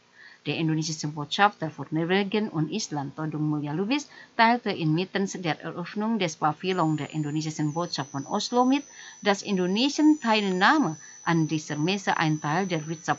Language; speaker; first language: German; non-native, fluent; Indonesian